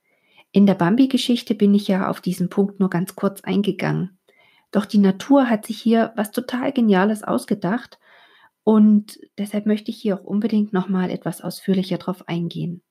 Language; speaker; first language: German; native; German